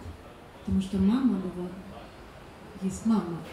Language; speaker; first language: Russian; non-native, learner; German